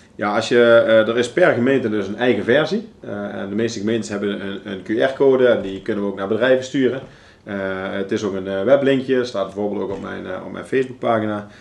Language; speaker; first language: Dutch; native; Dutch